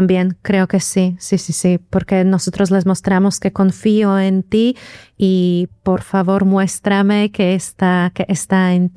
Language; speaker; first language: Spanish; non-native, fluent; Slovak